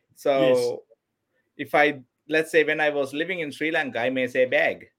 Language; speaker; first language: English; non-native, local second language; Tamil